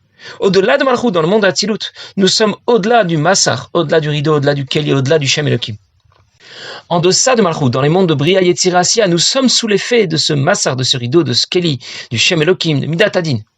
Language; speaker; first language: French; native; French